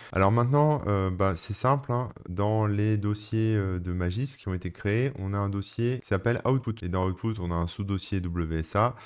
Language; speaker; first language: French; native; French